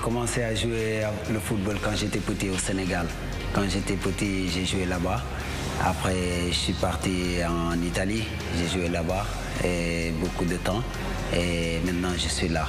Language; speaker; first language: French; non-native, local second language; Wolof